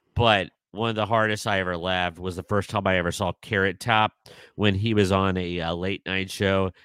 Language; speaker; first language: English; native; English